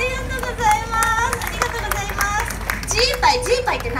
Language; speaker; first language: Japanese; native; Japanese